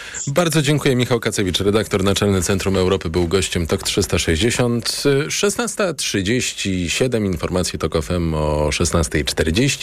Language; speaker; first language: Polish; native; Polish